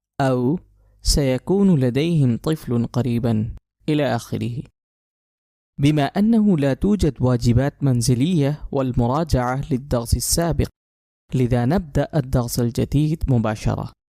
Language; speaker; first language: Arabic; non-native, fluent; Urdu